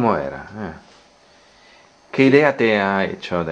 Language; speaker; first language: Spanish; non-native, learner; Italian